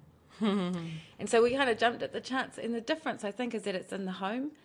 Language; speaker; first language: English; native; English